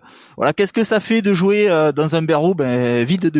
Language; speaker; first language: French; native; French